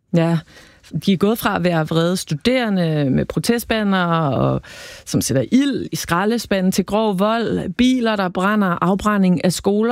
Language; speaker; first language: Danish; native; Danish